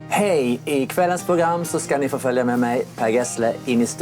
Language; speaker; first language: Swedish; native; Swedish